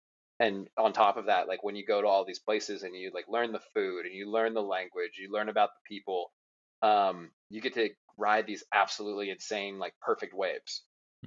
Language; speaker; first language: English; native; English